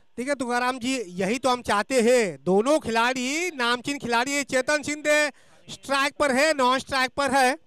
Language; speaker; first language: Hindi; non-native, local second language; Marathi